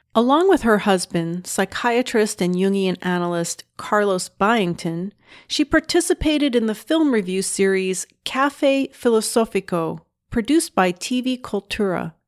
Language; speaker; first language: English; native; English